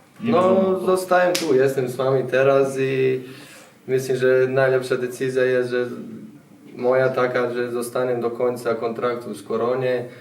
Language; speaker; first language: Polish; non-native, fluent; Bosnian